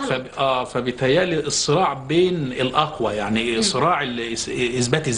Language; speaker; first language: Arabic; native; Arabic